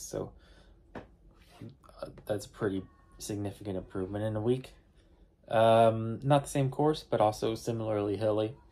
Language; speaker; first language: English; native; English